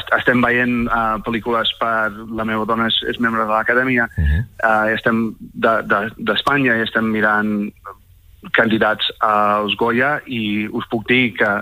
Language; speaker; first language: Catalan; non-native, fluent; English